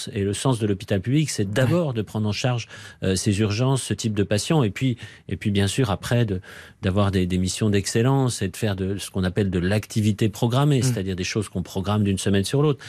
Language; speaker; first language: French; native; French